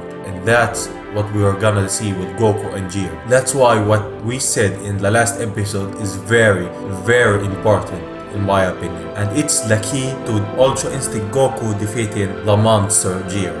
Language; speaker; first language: English; non-native, fluent; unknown